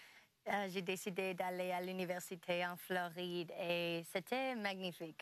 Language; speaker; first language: French; non-native, local second language; English